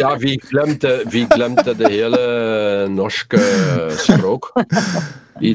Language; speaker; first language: Norwegian; non-native, fluent; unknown